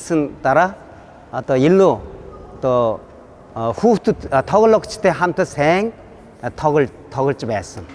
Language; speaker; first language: Mongolian; non-native, learner; Korean